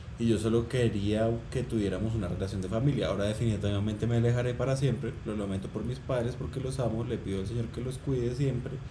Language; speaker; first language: Spanish; native; Spanish